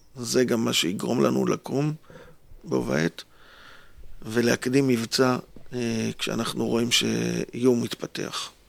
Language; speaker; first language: Hebrew; native; Hebrew